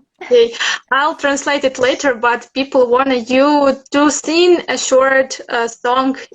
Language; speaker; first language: English; non-native, learner; Russian